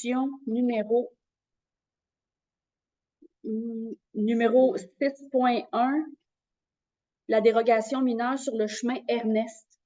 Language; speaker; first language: French; native; French